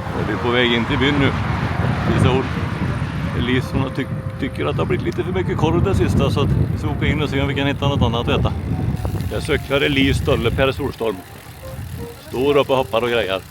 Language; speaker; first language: Swedish; native; Swedish